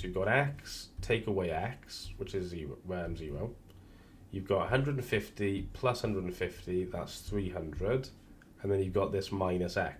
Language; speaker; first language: English; native; English